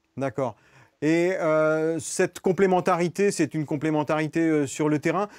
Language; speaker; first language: French; native; French